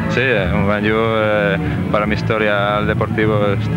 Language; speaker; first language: French; non-native, learner; Spanish